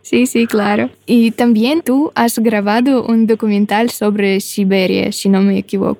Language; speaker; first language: Spanish; non-native, fluent; Russian